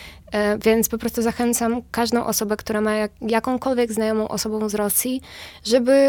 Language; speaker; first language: Polish; non-native, fluent; Ukrainian